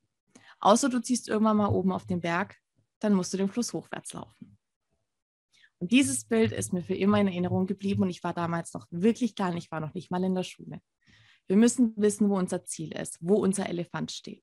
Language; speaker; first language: German; native; German